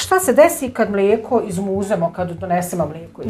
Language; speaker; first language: Croatian; native; Croatian